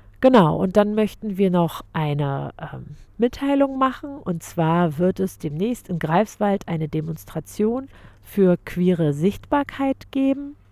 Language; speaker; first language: German; native; German